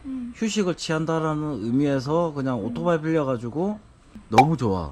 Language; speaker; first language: Korean; native; Korean